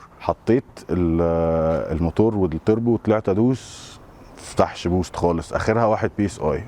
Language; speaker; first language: Arabic; native; Arabic